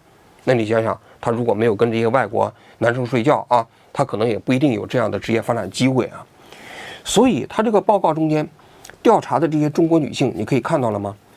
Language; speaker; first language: Chinese; native; Chinese